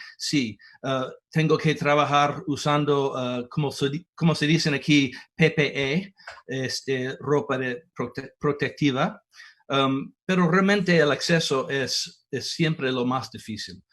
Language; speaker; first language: Spanish; non-native, fluent; English